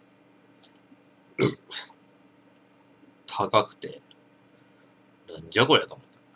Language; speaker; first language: Japanese; native; Japanese